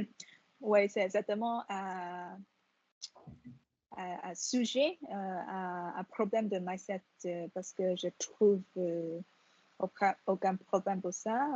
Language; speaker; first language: French; non-native, fluent; Vietnamese